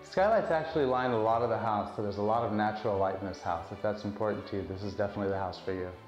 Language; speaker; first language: English; native; English